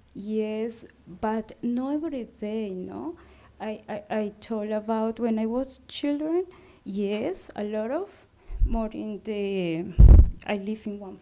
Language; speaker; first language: English; non-native, learner; Spanish